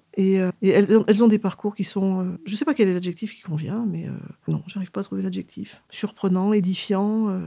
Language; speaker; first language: French; native; French